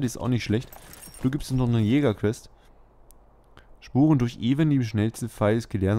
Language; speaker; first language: German; native; German